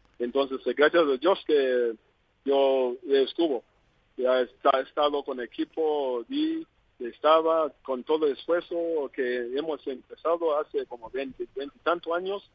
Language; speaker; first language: Spanish; non-native, learner; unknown